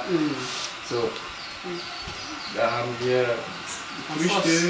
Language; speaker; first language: German; non-native, fluent; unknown